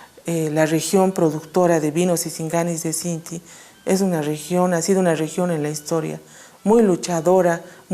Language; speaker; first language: Spanish; native; Spanish